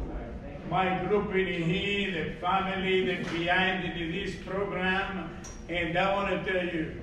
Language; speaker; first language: English; non-native, fluent; French